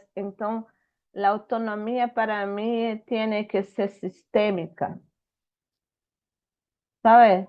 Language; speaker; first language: Spanish; non-native, fluent; Portuguese